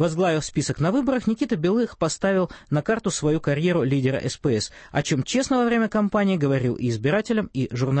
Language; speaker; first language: Russian; native; Russian